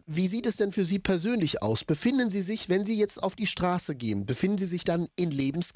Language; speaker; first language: German; native; German